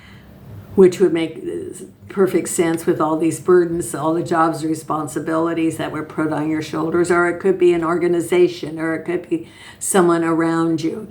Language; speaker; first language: English; native; English